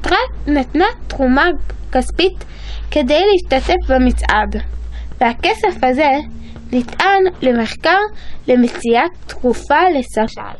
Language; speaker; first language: Hebrew; early bilingual, other home language; English